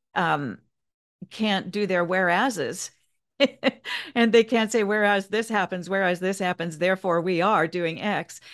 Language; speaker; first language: English; native; English